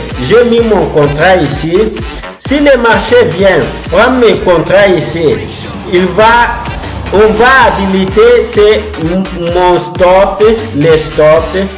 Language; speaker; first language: French; non-native, fluent; Portuguese